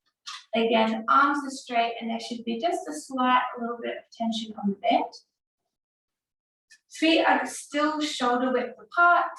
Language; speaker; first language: English; native; English